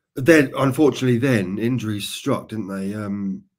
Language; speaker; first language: English; native; English